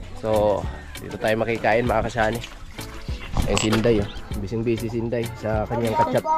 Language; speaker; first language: Filipino; non-native, local second language; Cebuano